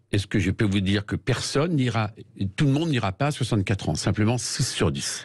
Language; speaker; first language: French; native; French